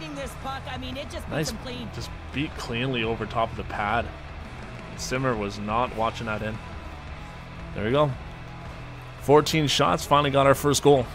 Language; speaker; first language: English; native; English